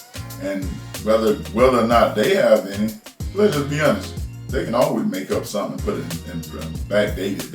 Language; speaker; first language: English; native; English